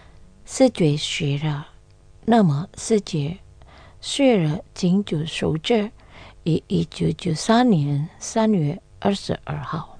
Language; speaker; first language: Chinese; non-native, learner; Indonesian